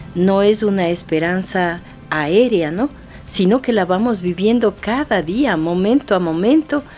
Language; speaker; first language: Spanish; native; Spanish